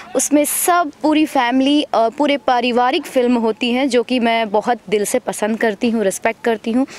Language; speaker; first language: Hindi; native; Hindi